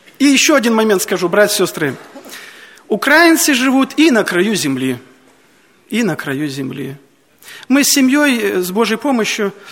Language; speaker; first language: Russian; native; Russian